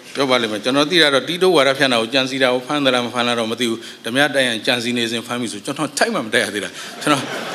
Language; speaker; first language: Burmese; native; Burmese